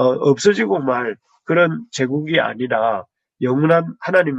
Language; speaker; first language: Korean; native; Korean